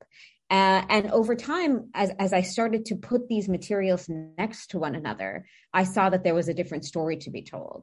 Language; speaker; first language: English; native; English